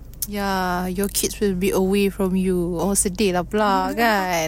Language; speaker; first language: English; non-native, local second language; Malay